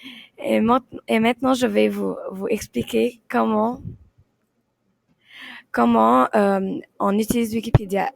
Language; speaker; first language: French; non-native, learner; Arabic